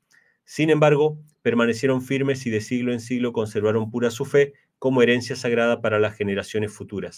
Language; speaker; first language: Spanish; native; Spanish